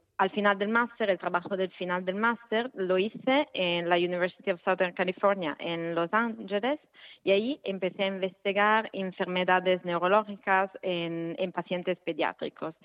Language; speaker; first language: Spanish; non-native, fluent; Italian